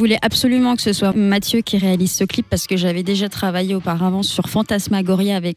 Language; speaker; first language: French; native; French